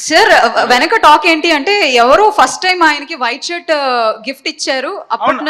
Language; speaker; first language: Telugu; native; Telugu